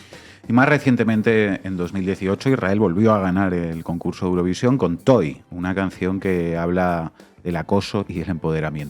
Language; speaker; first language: Spanish; native; Spanish